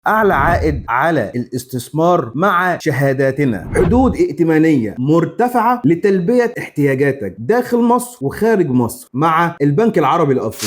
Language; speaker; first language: Arabic; native; Arabic